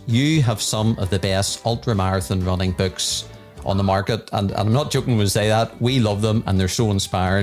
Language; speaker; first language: English; native; English